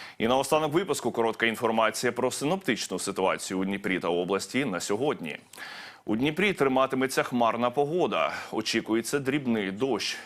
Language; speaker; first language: Ukrainian; native; Ukrainian